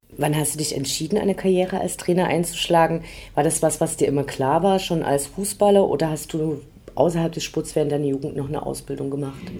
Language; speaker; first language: German; native; German